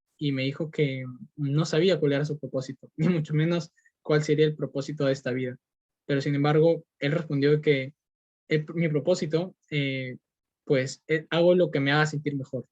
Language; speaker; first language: Spanish; native; Spanish